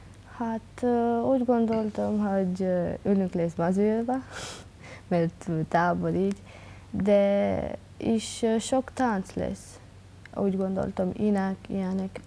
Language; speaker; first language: Hungarian; non-native, local second language; Romanian